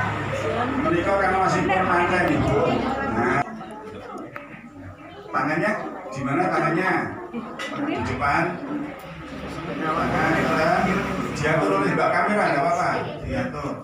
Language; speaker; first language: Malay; non-native, local second language; Javanese